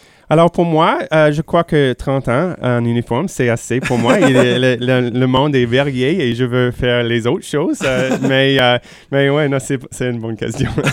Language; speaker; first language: French; non-native, fluent; English